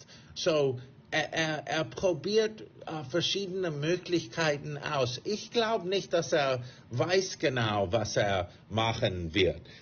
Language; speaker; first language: German; non-native, fluent; English